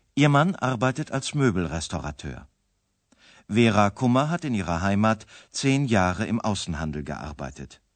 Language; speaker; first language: German; native; German